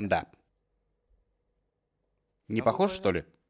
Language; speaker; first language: Russian; native; Russian